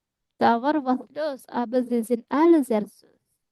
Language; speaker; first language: German; non-native, fluent; Indonesian